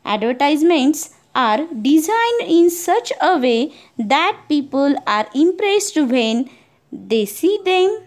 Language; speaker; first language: English; non-native, local second language; Marathi